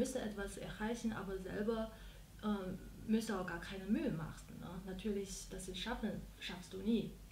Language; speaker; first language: German; non-native, fluent; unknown